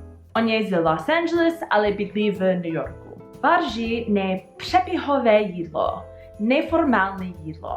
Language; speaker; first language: Czech; non-native, learner; English